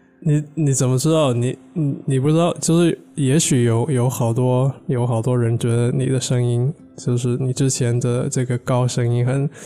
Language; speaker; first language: Chinese; non-native, fluent; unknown